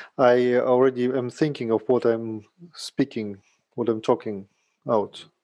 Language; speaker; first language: English; non-native, learner; Russian